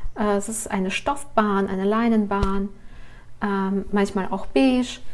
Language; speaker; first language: German; early bilingual, other home language; Russian